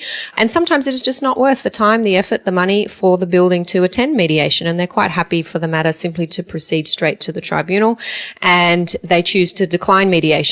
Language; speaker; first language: English; native; English